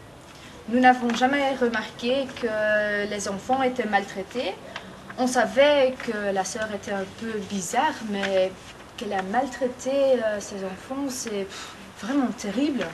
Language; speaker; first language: French; non-native, learner; Dutch